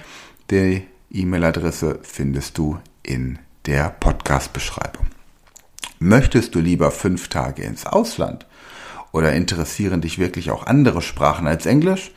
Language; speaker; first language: German; native; German